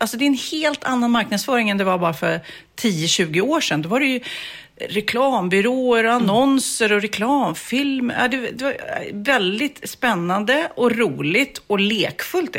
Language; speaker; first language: Swedish; native; Swedish